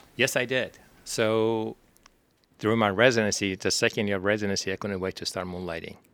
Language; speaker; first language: English; non-native, fluent; Persian